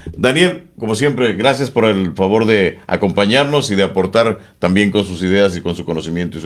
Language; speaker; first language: Spanish; native; Spanish